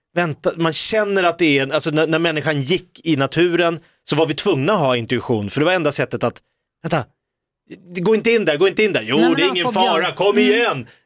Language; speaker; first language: Swedish; native; Swedish